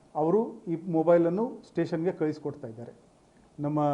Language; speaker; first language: Kannada; non-native, fluent; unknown